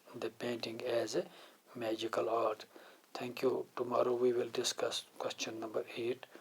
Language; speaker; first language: English; non-native, local second language; Urdu